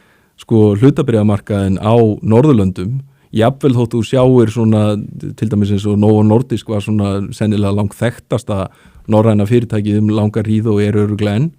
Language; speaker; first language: Icelandic; native; Icelandic